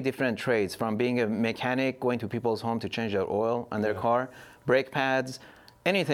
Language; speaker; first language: English; non-native, fluent; Persian